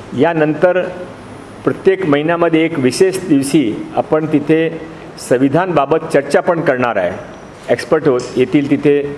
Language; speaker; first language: Marathi; non-native, local second language; Hindi